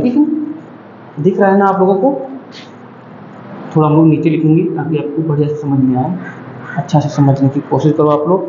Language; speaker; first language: Hindi; native; Hindi